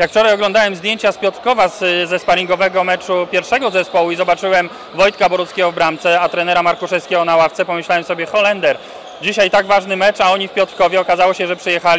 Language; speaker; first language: Polish; native; Polish